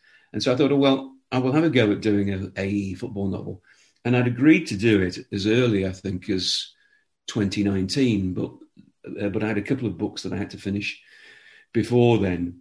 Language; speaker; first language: English; native; English